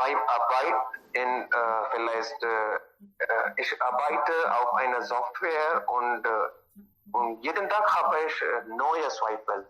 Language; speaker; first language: German; non-native, learner; Hindi